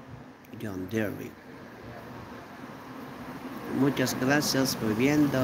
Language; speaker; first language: Spanish; non-native, learner; Iloko